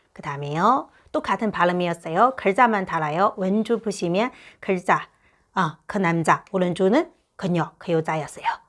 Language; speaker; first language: Korean; non-native, fluent; Chinese